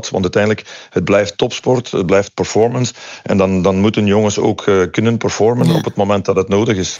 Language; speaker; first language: Dutch; native; Dutch